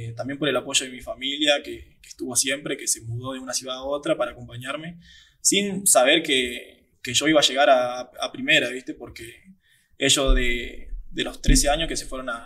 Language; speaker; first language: Spanish; native; Spanish